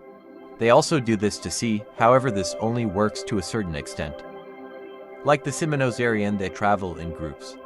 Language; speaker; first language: English; native; English